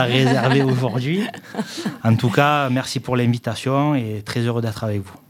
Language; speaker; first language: French; native; French